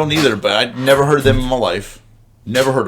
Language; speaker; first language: English; native; English